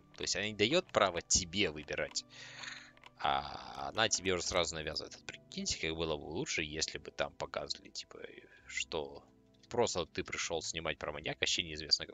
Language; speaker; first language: Russian; native; Russian